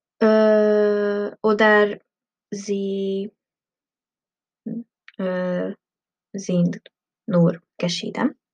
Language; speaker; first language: German; non-native, learner; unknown